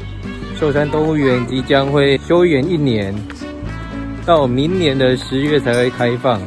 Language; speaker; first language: Chinese; native; Chinese